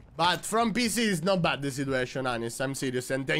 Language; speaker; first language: English; non-native, learner; Italian